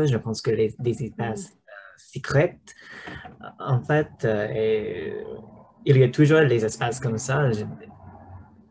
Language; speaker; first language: French; non-native, learner; English